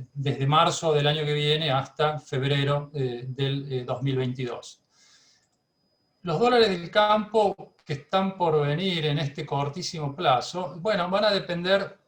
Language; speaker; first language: Spanish; native; Spanish